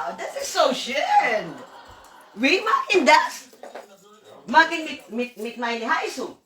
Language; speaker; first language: German; non-native, learner; Filipino